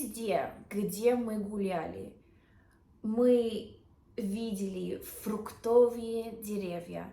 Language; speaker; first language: Russian; non-native, learner; English